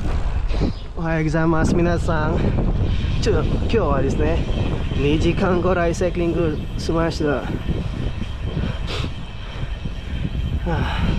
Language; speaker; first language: Japanese; non-native, learner; Filipino